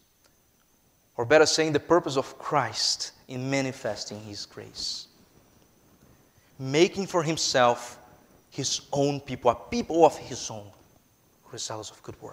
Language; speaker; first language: English; non-native, fluent; Portuguese